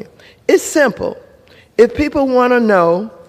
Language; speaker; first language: English; native; English